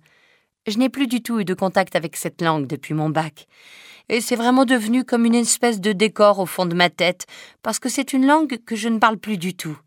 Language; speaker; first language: French; native; French